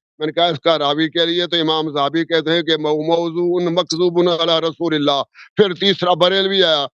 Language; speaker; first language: Urdu; non-native, local second language; Sindhi